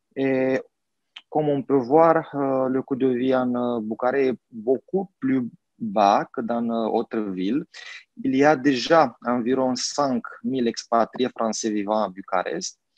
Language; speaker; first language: French; non-native, fluent; Romanian